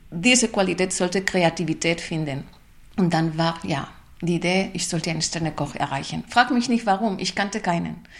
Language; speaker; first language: German; non-native, fluent; Spanish